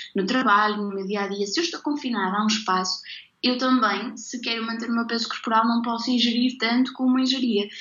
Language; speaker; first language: Portuguese; native; Portuguese